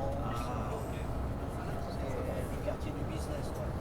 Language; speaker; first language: French; native; French